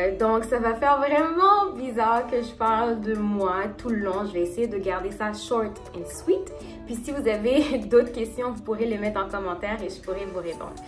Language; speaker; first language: French; non-native, local second language; Haitian Creole